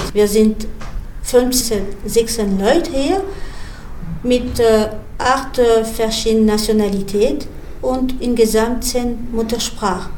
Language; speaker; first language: German; non-native, learner; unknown